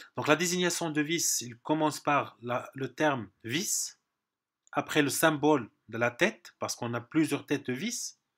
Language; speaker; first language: French; non-native, local second language; Arabic